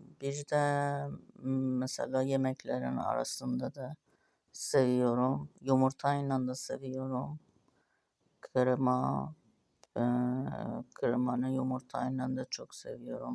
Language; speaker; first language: Turkish; non-native, learner; Azerbaijani